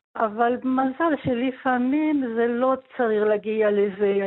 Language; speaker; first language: Hebrew; non-native, fluent; French